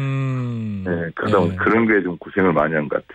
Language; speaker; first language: Korean; native; Korean